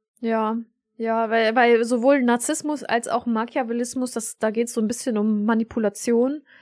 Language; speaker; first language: German; early bilingual, other home language; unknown